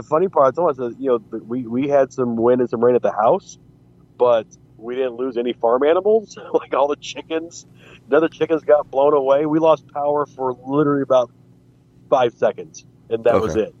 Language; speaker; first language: English; native; English